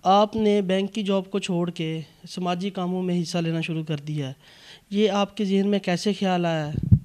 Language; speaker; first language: Urdu; non-native, local second language; Punjabi